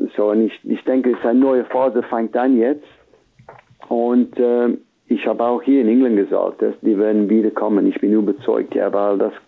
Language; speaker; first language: German; non-native, fluent; English